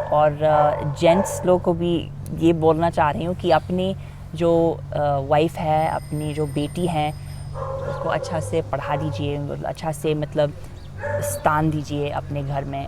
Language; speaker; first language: Hindi; non-native, fluent; English